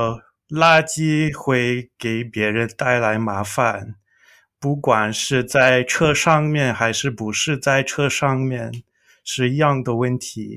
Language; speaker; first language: Chinese; non-native, learner; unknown